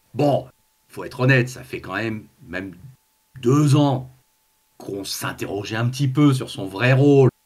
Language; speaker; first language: French; native; French